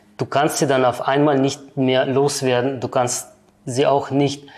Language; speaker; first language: German; non-native, fluent; Russian